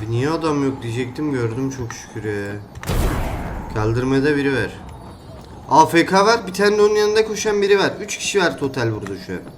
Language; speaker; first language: Turkish; native; Turkish